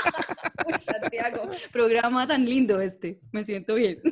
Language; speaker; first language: Spanish; native; Spanish